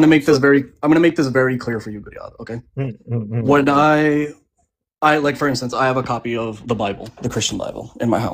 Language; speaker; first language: English; early bilingual, heritage; Punjabi